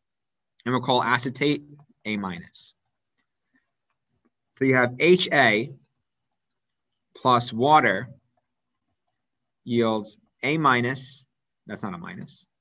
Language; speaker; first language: English; native; English